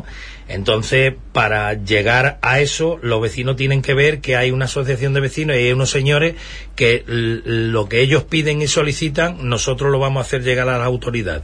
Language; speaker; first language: Spanish; native; Spanish